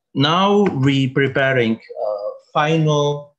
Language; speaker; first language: English; non-native, learner; Czech